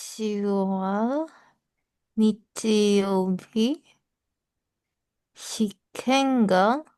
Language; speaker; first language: Japanese; non-native, learner; Indonesian